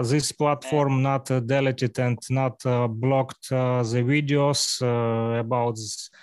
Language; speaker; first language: English; non-native, learner; Russian